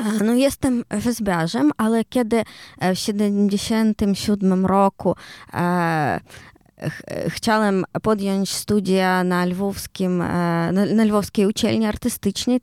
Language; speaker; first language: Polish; non-native, learner; Ukrainian